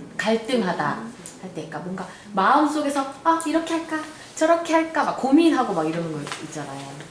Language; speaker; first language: Korean; native; Korean